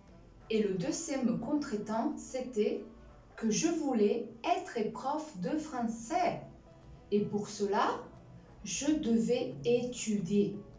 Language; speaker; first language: French; non-native, fluent; Spanish